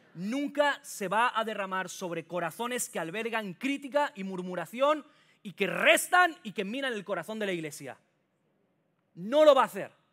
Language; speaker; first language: Spanish; native; Spanish